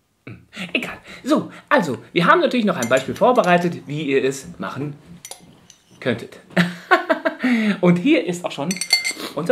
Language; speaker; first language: German; native; German